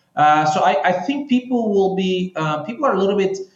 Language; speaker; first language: English; non-native, fluent; Turkish